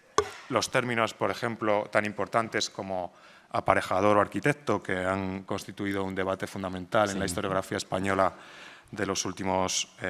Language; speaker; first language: Spanish; native; Spanish